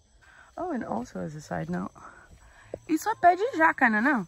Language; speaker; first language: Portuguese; non-native, learner; English